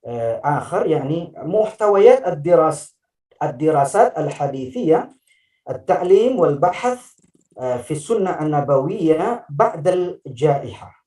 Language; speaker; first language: Arabic; non-native, fluent; Indonesian